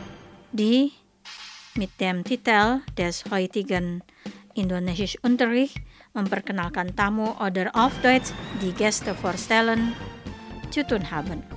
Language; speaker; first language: German; non-native, fluent; Indonesian